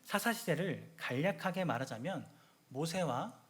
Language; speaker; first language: Korean; native; Korean